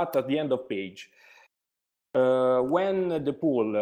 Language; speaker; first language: English; non-native, learner; Italian